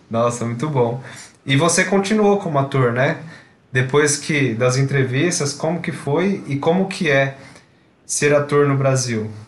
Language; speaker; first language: Portuguese; native; Portuguese